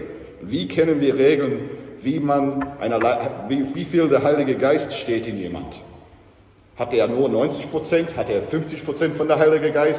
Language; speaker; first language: German; non-native, fluent; English